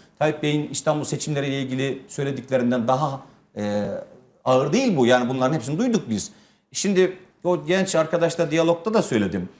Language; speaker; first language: Turkish; native; Turkish